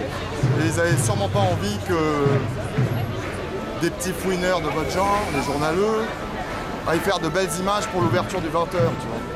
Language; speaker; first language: French; native; French